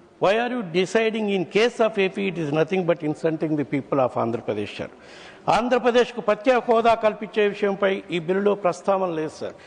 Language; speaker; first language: Telugu; native; Telugu